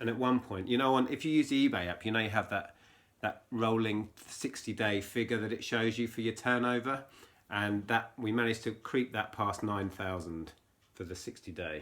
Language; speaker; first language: English; native; English